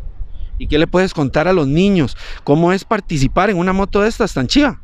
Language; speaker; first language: Spanish; native; Spanish